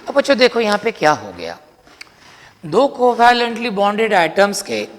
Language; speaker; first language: Hindi; non-native, local second language; Marathi